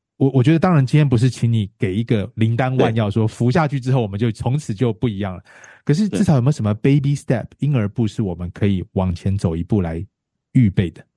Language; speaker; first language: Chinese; native; Chinese